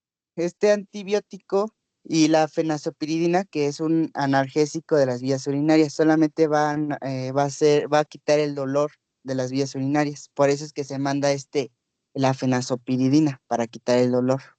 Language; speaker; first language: Spanish; native; Spanish